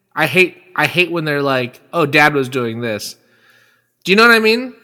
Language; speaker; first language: English; native; English